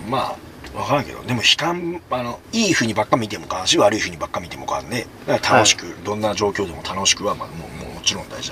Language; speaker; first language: Japanese; native; Japanese